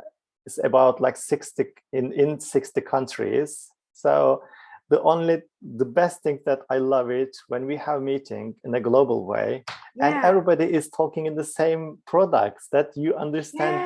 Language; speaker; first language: English; non-native, fluent; Turkish